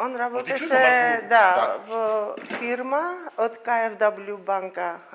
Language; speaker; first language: Macedonian; non-native, fluent; Armenian